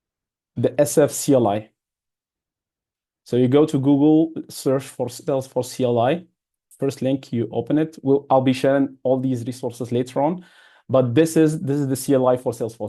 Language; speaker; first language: English; non-native, fluent; Arabic